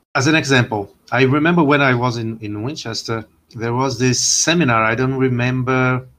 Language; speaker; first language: English; non-native, fluent; Portuguese